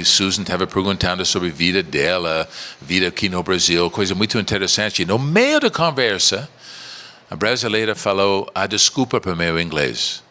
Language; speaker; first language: Portuguese; non-native, learner; English